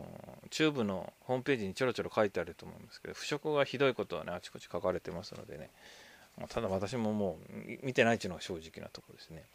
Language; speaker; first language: Japanese; native; Japanese